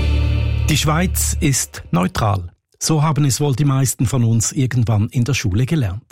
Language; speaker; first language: German; native; German